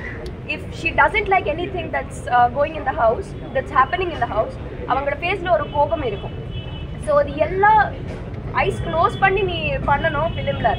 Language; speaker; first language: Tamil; non-native, learner; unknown